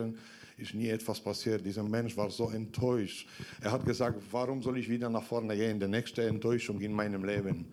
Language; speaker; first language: German; non-native, fluent; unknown